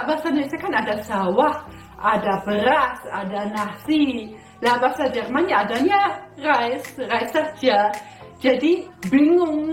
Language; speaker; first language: Indonesian; non-native, fluent; German